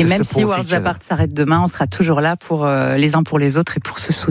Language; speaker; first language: French; native; French